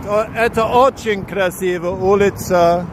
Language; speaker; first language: Russian; non-native, learner; English